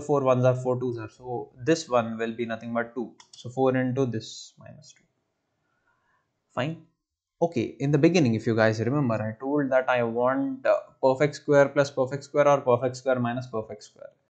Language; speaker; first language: English; non-native, local second language; Telugu